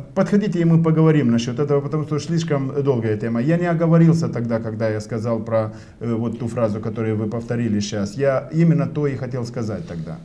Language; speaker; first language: Russian; non-native, local second language; Romanian